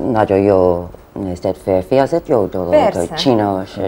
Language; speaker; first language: Hungarian; non-native, fluent; English